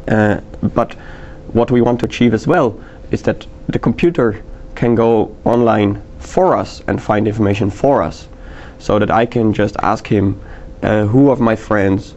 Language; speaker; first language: English; non-native, fluent; Dutch